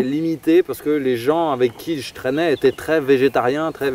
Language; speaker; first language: French; native; French